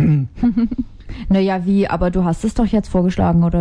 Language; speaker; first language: German; native; German